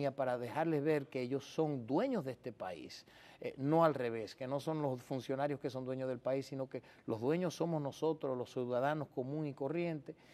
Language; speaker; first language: Spanish; early bilingual, heritage; Spanish